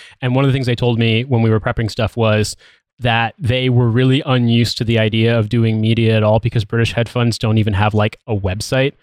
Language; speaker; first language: English; native; English